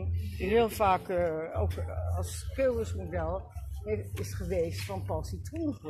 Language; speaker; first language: Dutch; native; Dutch